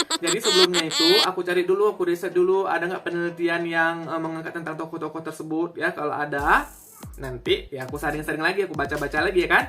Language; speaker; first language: Indonesian; non-native, local second language; Achinese